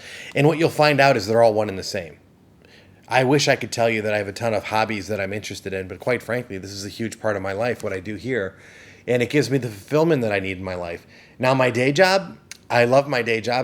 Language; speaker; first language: English; native; English